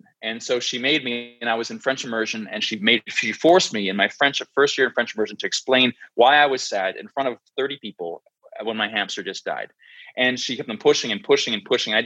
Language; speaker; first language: English; native; English